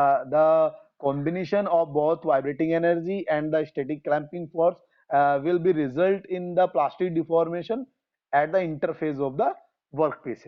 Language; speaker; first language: English; non-native, local second language; Hindi